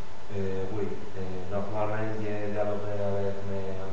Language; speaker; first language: French; non-native, learner; Spanish